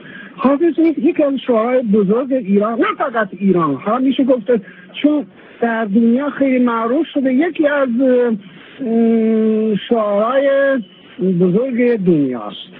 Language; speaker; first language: Persian; non-native, fluent; Chinese